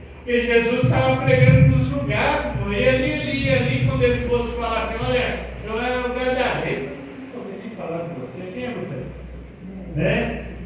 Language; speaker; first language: Portuguese; native; Portuguese